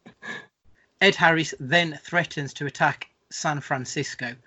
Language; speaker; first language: English; native; English